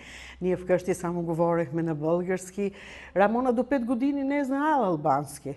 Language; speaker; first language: Bulgarian; early bilingual, heritage; Bulgarian